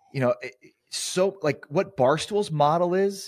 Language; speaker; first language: English; native; English